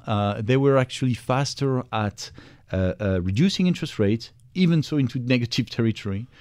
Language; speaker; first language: English; non-native, fluent; French